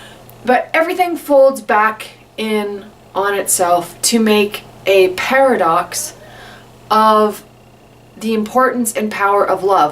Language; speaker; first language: English; native; English